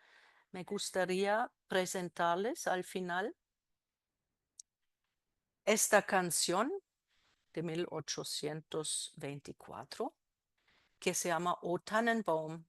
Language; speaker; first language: Spanish; non-native, fluent; German